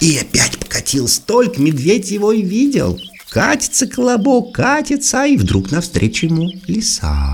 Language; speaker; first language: Russian; native; Russian